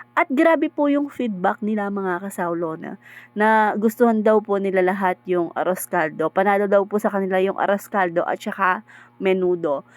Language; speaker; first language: Filipino; native; Filipino